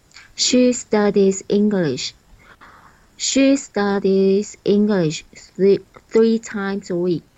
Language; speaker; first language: English; non-native, learner; Chinese